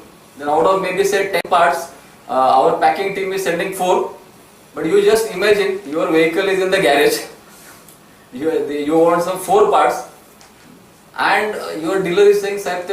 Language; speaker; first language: English; non-native, local second language; Marathi